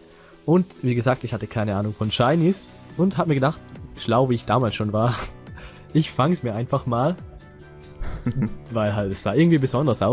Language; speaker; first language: German; native; German